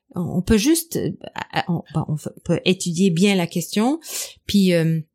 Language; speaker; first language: French; non-native, fluent; English